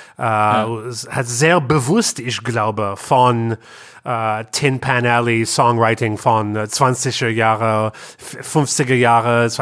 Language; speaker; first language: German; non-native, learner; English